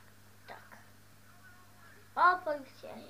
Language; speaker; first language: Polish; early bilingual, heritage; Dutch